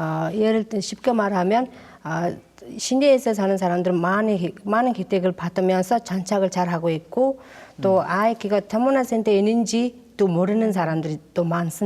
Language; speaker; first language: Korean; non-native, learner; Mongolian